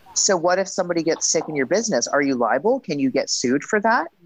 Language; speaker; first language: English; native; English